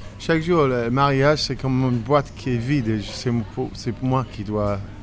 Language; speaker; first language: French; non-native, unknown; English